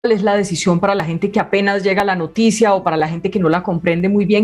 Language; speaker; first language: Spanish; native; Spanish